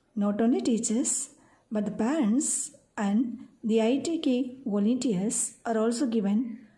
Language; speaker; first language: English; non-native, local second language; Tamil